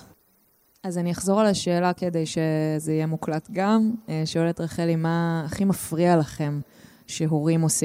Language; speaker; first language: Hebrew; native; Hebrew